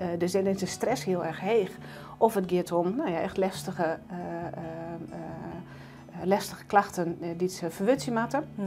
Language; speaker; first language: Dutch; non-native, local second language; Western Frisian